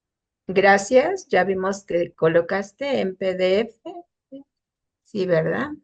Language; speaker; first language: Spanish; native; Spanish